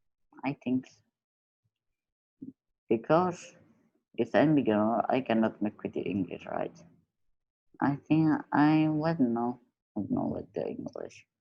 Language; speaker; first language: English; non-native, learner; Indonesian